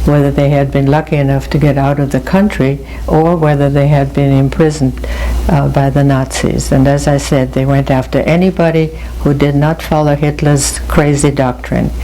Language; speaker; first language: English; early bilingual, other home language; German